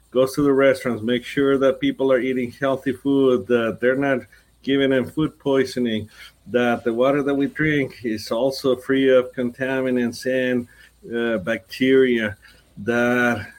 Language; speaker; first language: English; non-native, fluent; Spanish